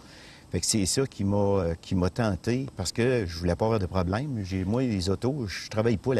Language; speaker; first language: French; native; French